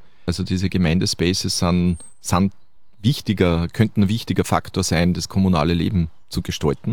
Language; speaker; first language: German; native; German